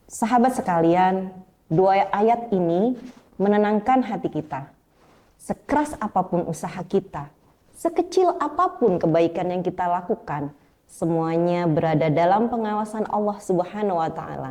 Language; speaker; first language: Indonesian; native; Indonesian